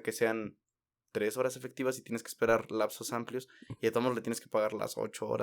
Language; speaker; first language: Spanish; native; Spanish